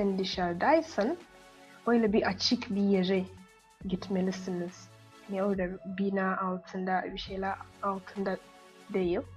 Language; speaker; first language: Turkish; non-native, fluent; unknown